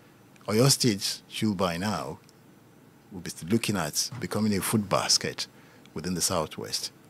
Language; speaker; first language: English; non-native, local second language; Yoruba